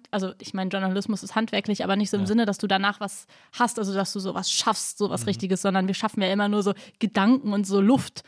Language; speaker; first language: German; native; German